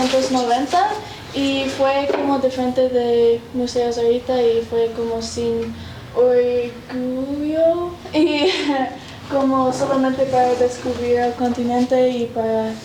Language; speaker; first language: Spanish; non-native, learner; English